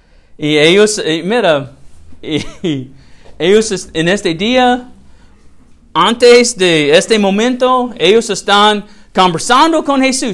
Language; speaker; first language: Spanish; non-native, learner; English